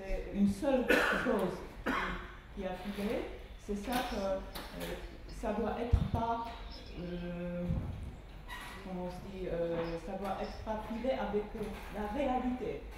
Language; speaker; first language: French; non-native, fluent; Polish